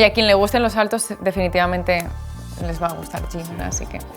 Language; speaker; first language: Spanish; native; Spanish